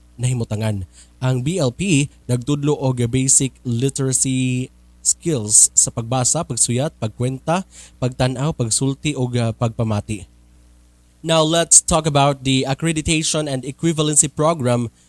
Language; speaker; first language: Cebuano; native; Cebuano